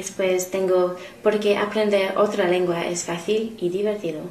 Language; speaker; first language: Spanish; non-native, learner; English